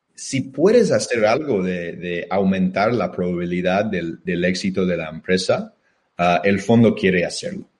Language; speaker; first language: Spanish; non-native, fluent; English